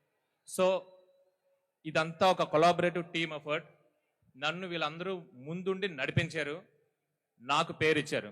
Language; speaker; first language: Telugu; native; Telugu